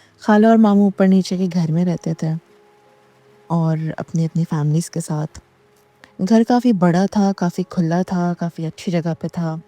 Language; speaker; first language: Urdu; native; Urdu